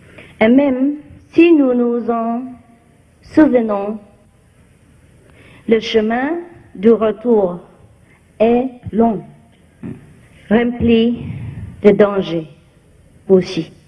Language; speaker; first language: French; non-native, fluent; Vietnamese